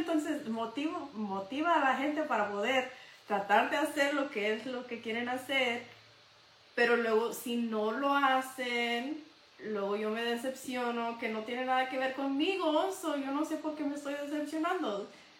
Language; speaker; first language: Spanish; early bilingual, heritage; Spanish